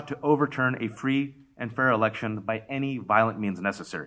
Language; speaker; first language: English; early bilingual, other home language; Urdu